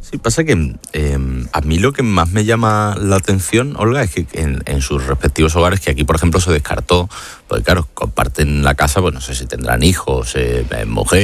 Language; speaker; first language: Spanish; native; Spanish